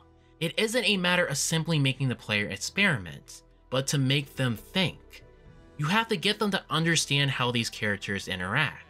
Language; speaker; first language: English; native; English